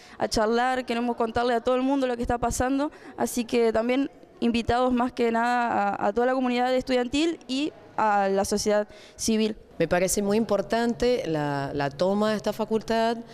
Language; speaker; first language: Spanish; native; Spanish